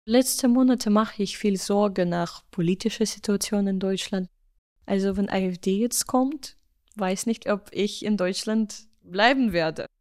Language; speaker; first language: German; non-native, learner; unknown